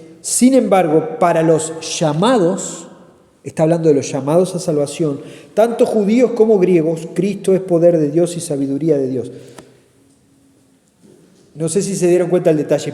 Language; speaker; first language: Spanish; native; Spanish